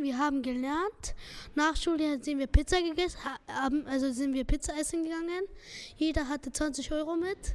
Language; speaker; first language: German; early bilingual, other home language; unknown